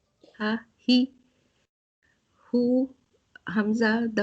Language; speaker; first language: Arabic; non-native, learner; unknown